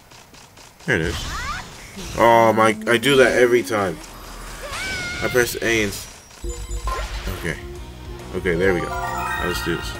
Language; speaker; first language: English; native; English